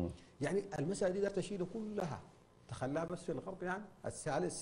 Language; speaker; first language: Arabic; native; Arabic